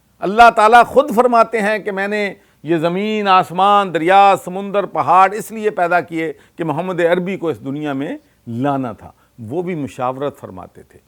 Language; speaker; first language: Urdu; non-native, local second language; Punjabi